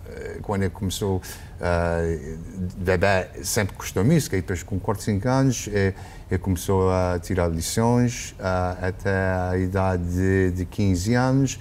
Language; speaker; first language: Portuguese; early bilingual, heritage; English